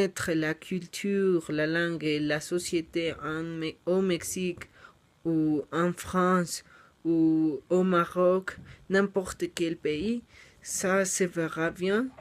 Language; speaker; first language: French; non-native, learner; Spanish